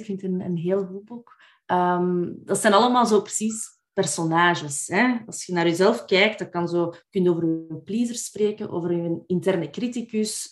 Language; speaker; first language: Dutch; native; Dutch